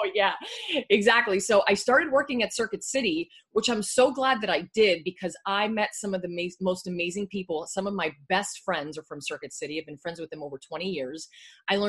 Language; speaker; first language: English; native; English